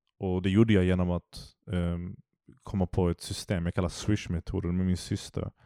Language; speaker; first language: Swedish; early bilingual, other home language; Turkish